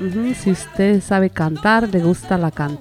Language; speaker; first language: Spanish; native; Spanish